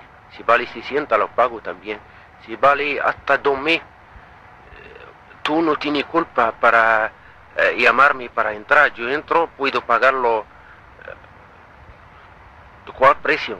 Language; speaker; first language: Spanish; non-native, learner; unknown